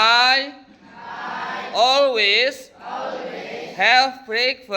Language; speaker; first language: English; non-native, fluent; Indonesian